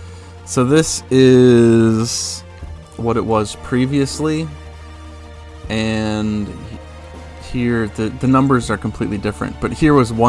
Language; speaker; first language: English; native; English